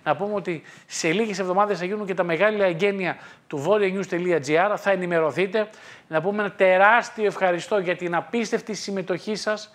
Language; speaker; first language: Greek; native; Greek